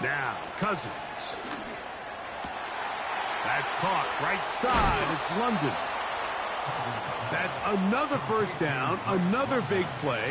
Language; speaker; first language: English; native; English